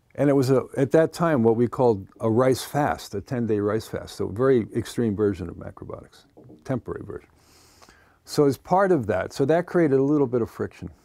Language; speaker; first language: English; native; English